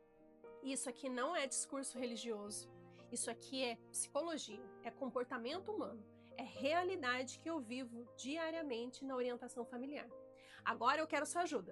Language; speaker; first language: Portuguese; native; Portuguese